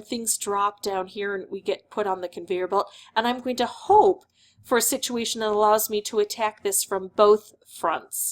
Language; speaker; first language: English; native; English